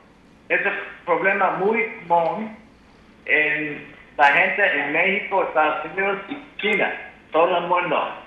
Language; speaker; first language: Spanish; non-native, learner; English